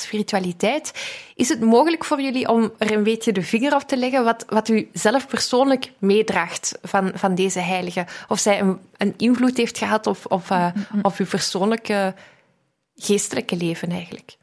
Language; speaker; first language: Dutch; native; Dutch